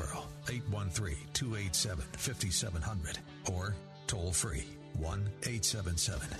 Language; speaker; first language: English; native; English